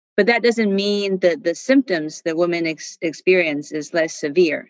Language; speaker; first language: English; non-native, fluent; Chinese